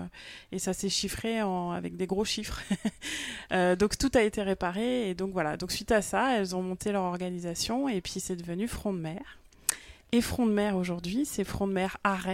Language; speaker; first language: French; native; French